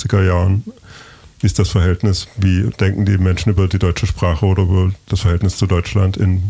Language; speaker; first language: German; native; German